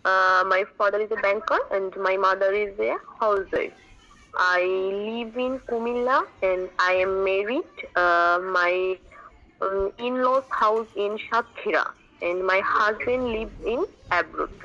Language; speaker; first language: English; non-native, learner; Bangla